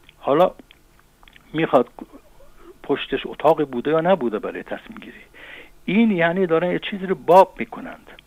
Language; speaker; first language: Persian; non-native, local second language; Azerbaijani